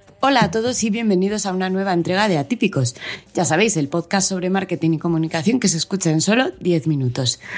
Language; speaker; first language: Spanish; native; Spanish